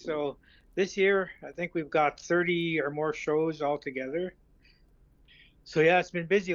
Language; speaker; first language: English; native; English